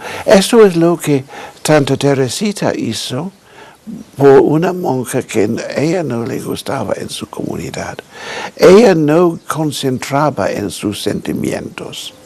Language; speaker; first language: Spanish; non-native, fluent; English